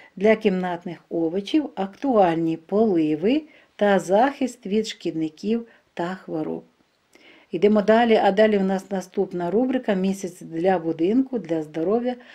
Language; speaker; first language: Ukrainian; non-native, local second language; Russian